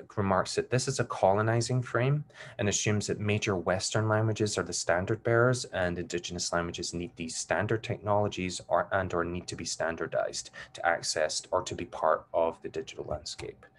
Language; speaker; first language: English; native; English